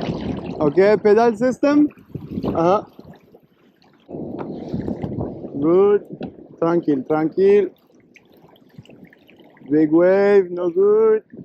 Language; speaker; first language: English; non-native, learner; French